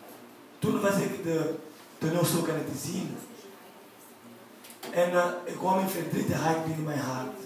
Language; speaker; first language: Dutch; non-native, learner; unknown